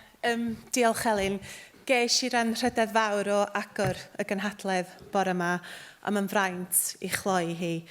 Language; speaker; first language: Welsh; native; Welsh